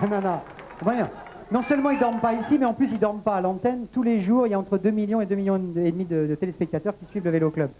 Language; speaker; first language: French; native; French